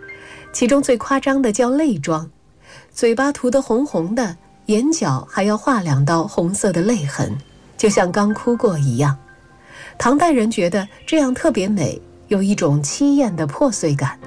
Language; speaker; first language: Chinese; native; Chinese